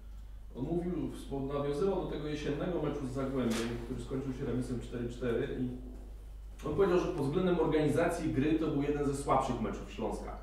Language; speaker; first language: Polish; native; Polish